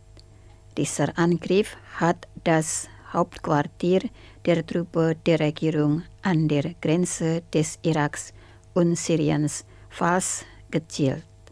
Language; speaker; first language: German; non-native, fluent; Indonesian